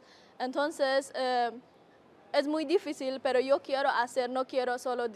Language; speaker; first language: Spanish; non-native, learner; Persian